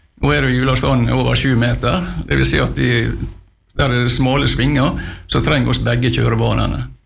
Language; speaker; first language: Norwegian; native; Norwegian